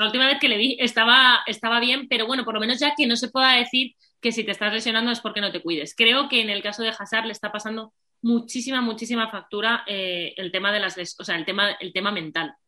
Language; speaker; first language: Spanish; native; Spanish